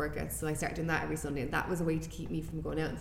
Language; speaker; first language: English; native; English